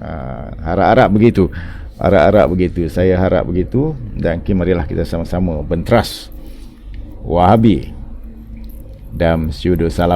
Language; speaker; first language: Malay; native; Malay